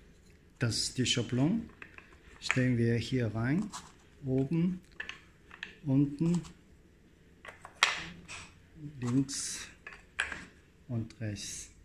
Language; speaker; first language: German; non-native, learner; Chinese